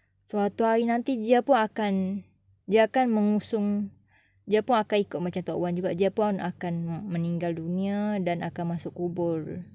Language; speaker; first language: Malay; native; Malay